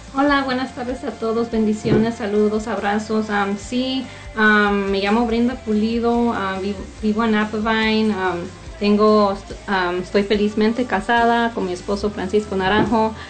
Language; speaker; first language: Spanish; native; Spanish